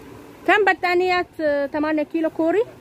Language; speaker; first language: Arabic; non-native, fluent; Amharic